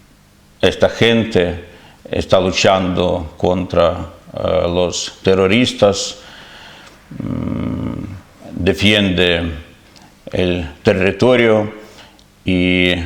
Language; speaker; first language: Spanish; non-native, fluent; Ukrainian